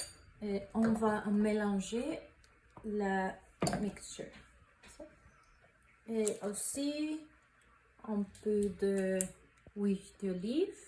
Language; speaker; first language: French; non-native, learner; Spanish